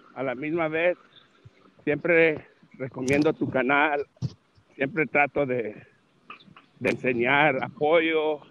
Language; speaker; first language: Spanish; early bilingual, heritage; Spanish